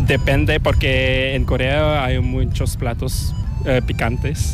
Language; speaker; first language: Spanish; non-native, fluent; Korean